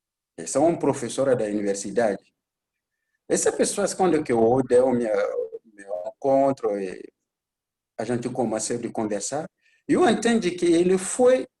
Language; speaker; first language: Portuguese; non-native, learner; Bambara